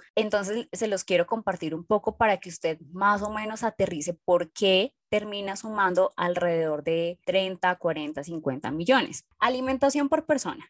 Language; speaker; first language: Spanish; native; Spanish